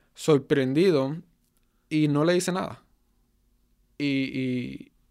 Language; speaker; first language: Spanish; early bilingual, heritage; Spanish